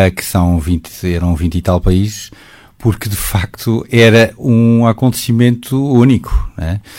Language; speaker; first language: Portuguese; non-native, fluent; Dutch